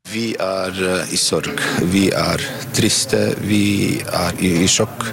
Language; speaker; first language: Norwegian; non-native, fluent; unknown